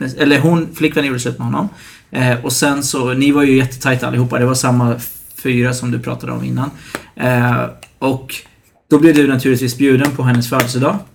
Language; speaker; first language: Swedish; early bilingual, other home language; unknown